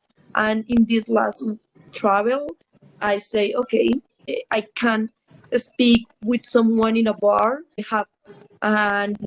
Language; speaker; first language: English; non-native, learner; Spanish